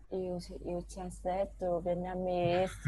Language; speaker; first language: English; non-native, learner; Vietnamese